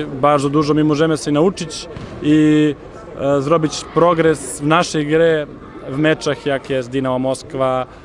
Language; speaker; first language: Polish; non-native, learner; Serbian